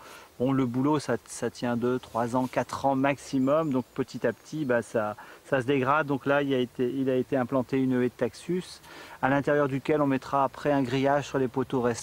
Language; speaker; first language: French; native; French